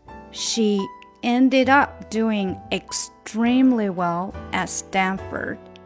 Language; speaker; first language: English; non-native, fluent; Chinese